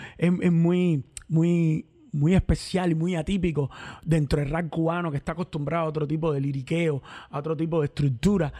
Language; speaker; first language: Spanish; native; Spanish